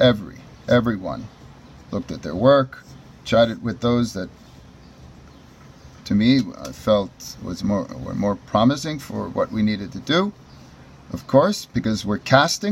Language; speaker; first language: English; native; English